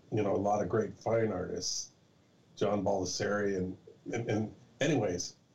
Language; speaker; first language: English; native; English